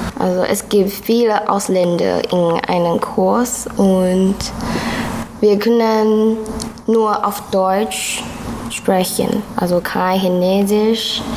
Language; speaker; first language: German; non-native, learner; Chinese